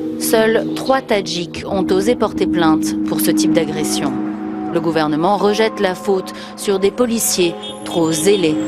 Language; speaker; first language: French; native; French